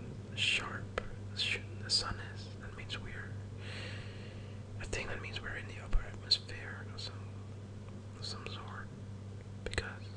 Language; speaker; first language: English; non-native, fluent; Danish